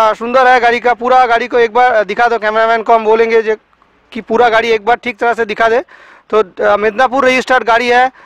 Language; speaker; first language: Hindi; non-native, local second language; Bangla